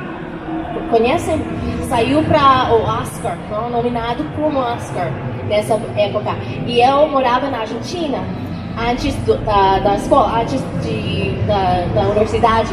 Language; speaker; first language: Portuguese; non-native, learner; English